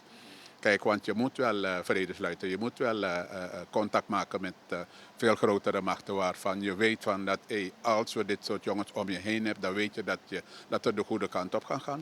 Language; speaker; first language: Dutch; native; Dutch